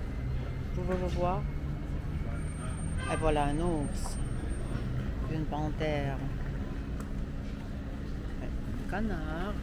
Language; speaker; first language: French; non-native, fluent; Russian